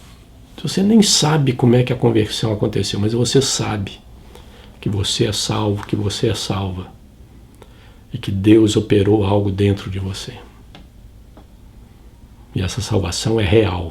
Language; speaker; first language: Portuguese; native; Portuguese